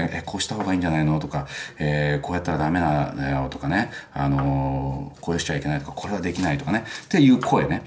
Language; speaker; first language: Japanese; native; Japanese